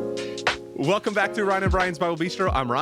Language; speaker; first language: English; native; English